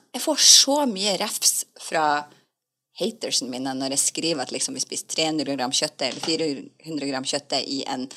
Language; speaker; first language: Norwegian; native; Norwegian